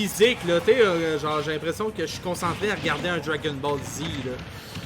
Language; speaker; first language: French; native; French